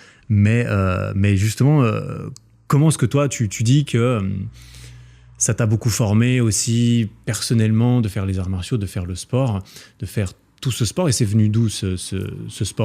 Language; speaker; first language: French; native; French